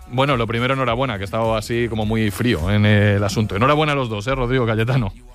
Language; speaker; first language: Spanish; native; Spanish